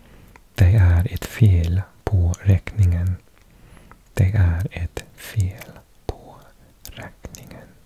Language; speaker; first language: Swedish; non-native, learner; English